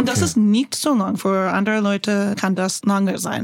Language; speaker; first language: German; non-native, learner; English